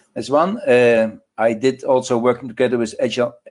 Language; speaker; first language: English; non-native, learner; Dutch